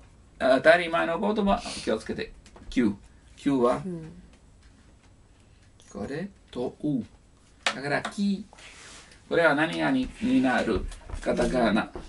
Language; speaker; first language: Japanese; non-native, learner; Italian